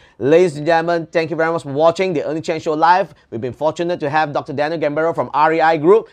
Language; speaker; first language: English; non-native, local second language; Chinese